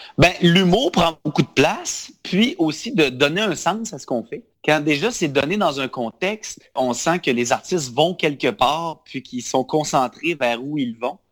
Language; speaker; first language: French; native; French